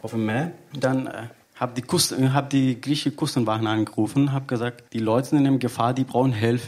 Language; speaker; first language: German; non-native, fluent; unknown